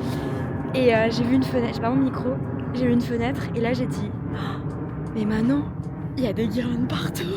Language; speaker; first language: French; native; French